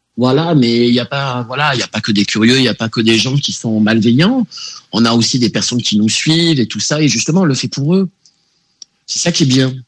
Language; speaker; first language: French; native; French